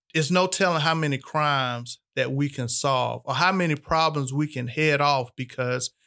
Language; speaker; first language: English; native; English